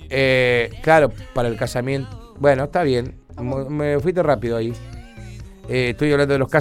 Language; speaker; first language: Spanish; native; Spanish